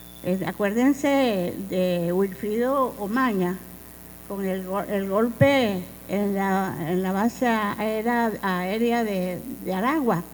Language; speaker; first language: Spanish; native; Spanish